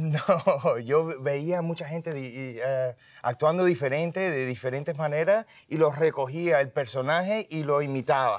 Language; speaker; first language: Spanish; early bilingual, heritage; Spanish